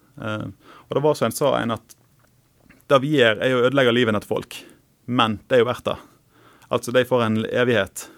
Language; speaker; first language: Norwegian; native; Norwegian